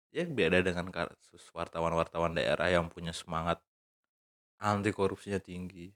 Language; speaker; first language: Indonesian; native; Indonesian